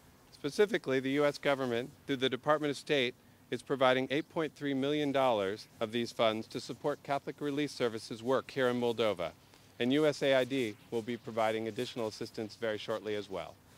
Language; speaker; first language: English; native; English